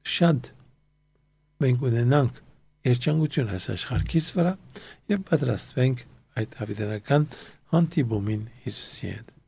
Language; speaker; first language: Armenian; early bilingual, heritage; Armenian